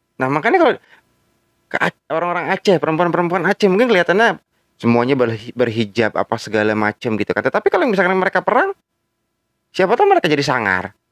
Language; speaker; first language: Indonesian; native; Indonesian